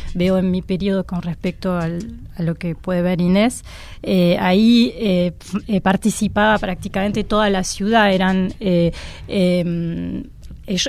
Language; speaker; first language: Spanish; non-native, fluent; French